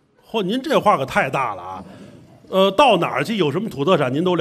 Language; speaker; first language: Chinese; native; Chinese